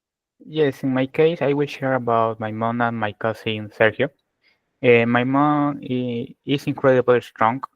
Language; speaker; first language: English; non-native, learner; Spanish